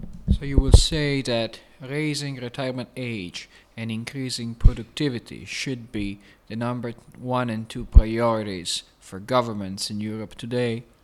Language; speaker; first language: English; non-native, fluent; Italian